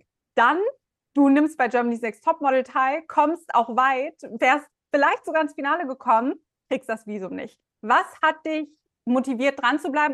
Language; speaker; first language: German; native; German